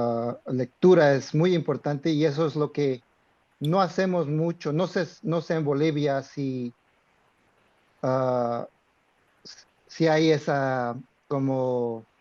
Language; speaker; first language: Spanish; non-native, fluent; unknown